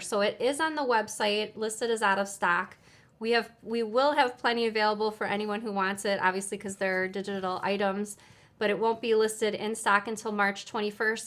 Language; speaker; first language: English; native; English